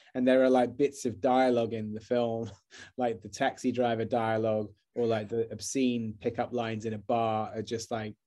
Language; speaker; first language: English; native; English